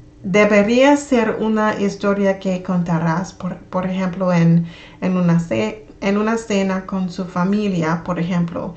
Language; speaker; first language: Spanish; non-native, learner; English